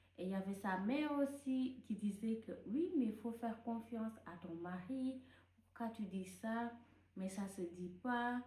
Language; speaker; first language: French; non-native, local second language; Wolof